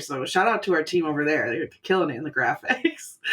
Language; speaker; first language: English; native; English